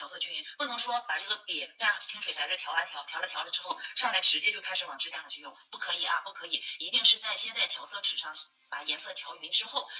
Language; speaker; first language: Chinese; native; Chinese